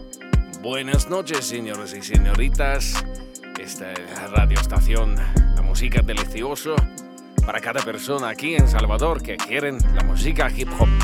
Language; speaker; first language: Spanish; non-native, learner; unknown